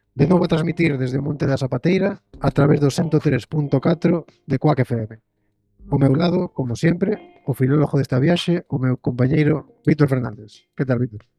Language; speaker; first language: Galician; non-native, local second language; Spanish